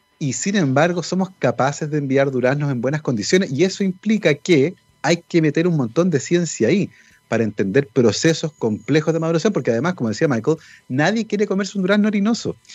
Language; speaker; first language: Spanish; native; Spanish